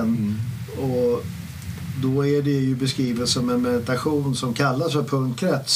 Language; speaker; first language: Swedish; native; Swedish